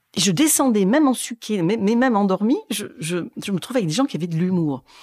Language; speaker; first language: French; native; French